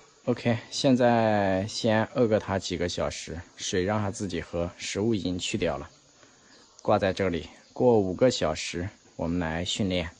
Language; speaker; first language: Chinese; native; Chinese